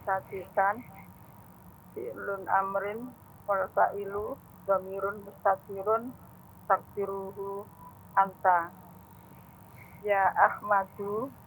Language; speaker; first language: Arabic; non-native, learner; Indonesian